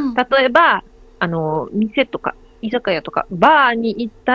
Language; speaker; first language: Japanese; non-native, learner; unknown